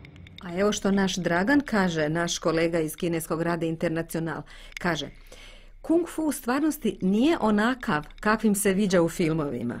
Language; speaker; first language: Bosnian; native; Bosnian